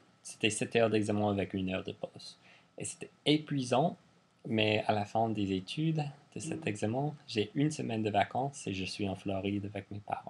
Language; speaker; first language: French; non-native, fluent; English